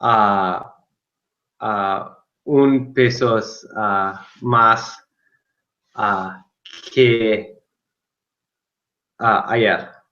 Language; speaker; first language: Spanish; non-native, learner; English